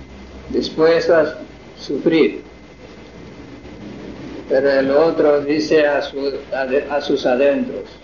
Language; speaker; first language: Spanish; non-native, fluent; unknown